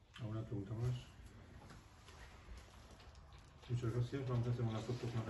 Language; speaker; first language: Spanish; native; Spanish